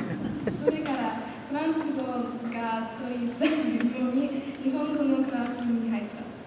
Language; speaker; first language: Japanese; non-native, learner; English